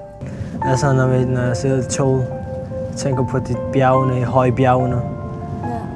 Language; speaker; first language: Danish; non-native, learner; Arabic